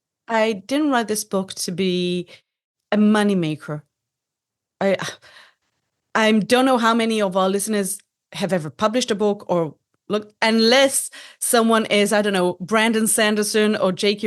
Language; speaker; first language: English; non-native, fluent; Hebrew